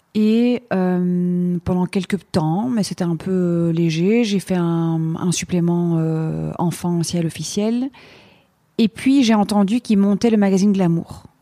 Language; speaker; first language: French; native; French